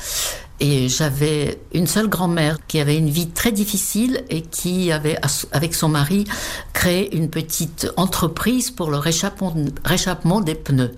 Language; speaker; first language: French; non-native, fluent; Czech